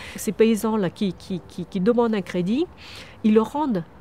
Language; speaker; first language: French; early bilingual, other home language; Vietnamese